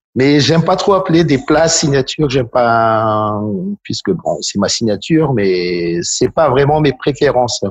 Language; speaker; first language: French; non-native, local second language; Malagasy